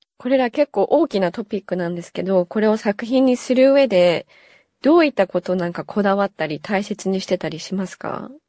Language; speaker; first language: Japanese; native; Japanese